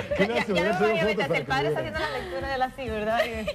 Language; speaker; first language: Spanish; native; Spanish